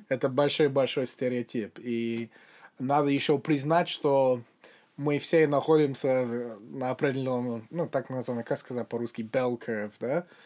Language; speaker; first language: Russian; non-native, fluent; English